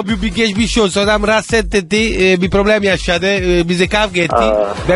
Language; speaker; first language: Turkish; non-native, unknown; Italian